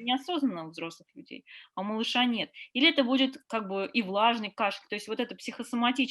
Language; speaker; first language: Russian; native; Russian